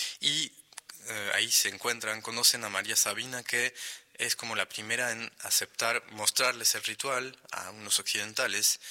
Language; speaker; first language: Spanish; non-native, fluent; French